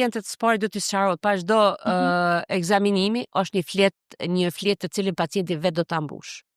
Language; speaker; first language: Albanian; native; Albanian